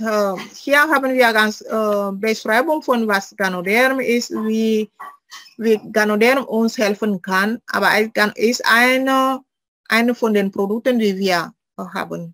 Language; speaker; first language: German; non-native, fluent; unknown